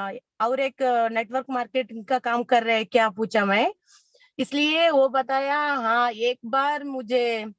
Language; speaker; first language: Hindi; non-native, local second language; Kannada